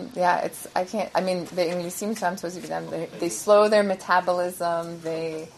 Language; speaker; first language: English; early bilingual, other home language; Persian